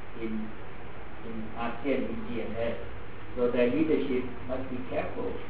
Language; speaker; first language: English; non-native, fluent; Thai